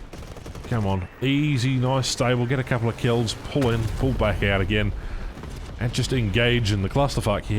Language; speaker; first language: English; native; English